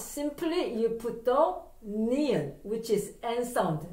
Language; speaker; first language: English; non-native, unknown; Korean